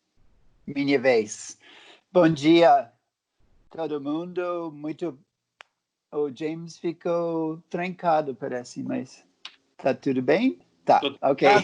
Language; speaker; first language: Portuguese; non-native, fluent; English